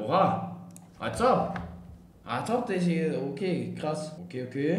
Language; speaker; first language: German; native; German